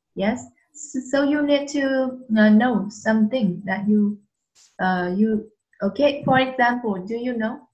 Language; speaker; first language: English; non-native, fluent; Vietnamese